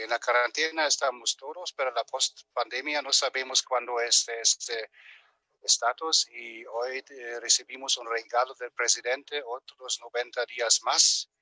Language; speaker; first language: Spanish; non-native, fluent; German